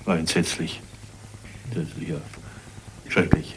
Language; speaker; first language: German; native; German